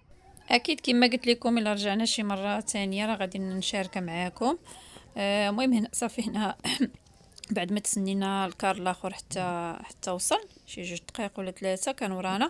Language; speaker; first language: Arabic; native; Arabic